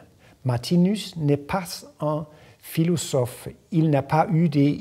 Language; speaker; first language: French; non-native, fluent; Danish